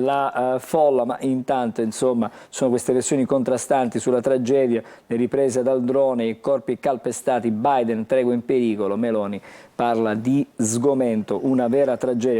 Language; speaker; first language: Italian; native; Italian